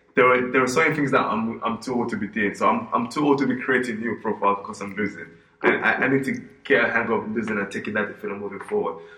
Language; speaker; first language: English; non-native, local second language; Yoruba